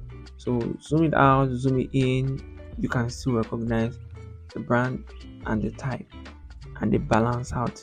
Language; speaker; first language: English; non-native, local second language; Yoruba